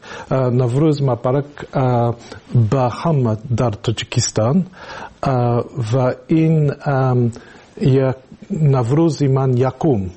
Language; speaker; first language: Tajik; non-native, learner; English